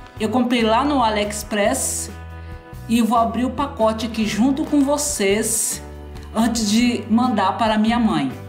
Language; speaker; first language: Portuguese; native; Portuguese